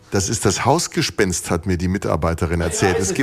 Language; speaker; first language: German; native; German